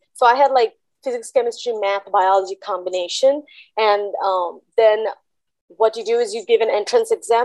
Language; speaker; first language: English; non-native, local second language; Bangla